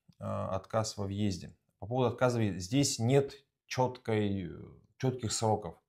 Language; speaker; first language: Russian; native; Russian